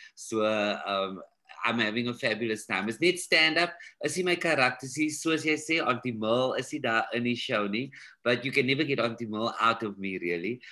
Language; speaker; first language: English; early bilingual, other home language; Afrikaans